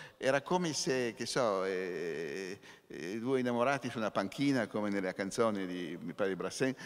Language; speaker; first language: Italian; native; Italian